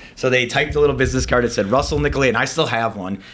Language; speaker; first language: English; native; English